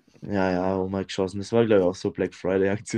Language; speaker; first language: German; native; German